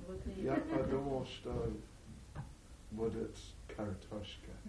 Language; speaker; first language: Russian; non-native, learner; English